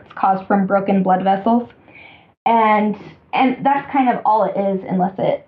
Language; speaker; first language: English; native; English